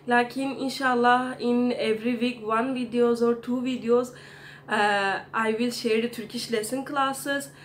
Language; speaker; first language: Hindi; non-native, fluent; Turkish